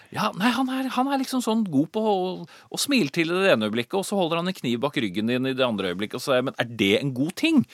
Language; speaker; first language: Norwegian; native; Norwegian